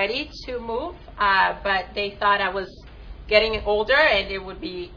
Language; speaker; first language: English; non-native, fluent; Portuguese